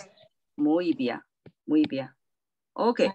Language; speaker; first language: Spanish; non-native, fluent; Chinese